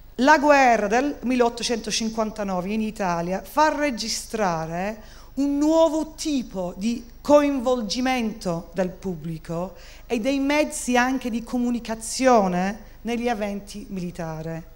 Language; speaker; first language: Italian; non-native, fluent; English